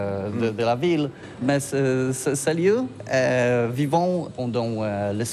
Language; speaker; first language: French; non-native, learner; Polish